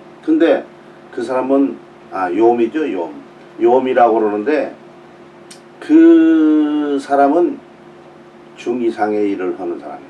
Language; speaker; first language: Korean; native; Korean